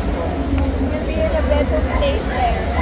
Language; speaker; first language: English; non-native, learner; Thai